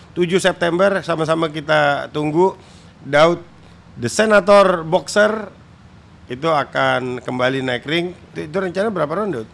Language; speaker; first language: Indonesian; native; Indonesian